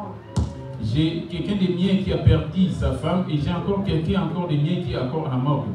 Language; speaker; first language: French; non-native, local second language; Lingala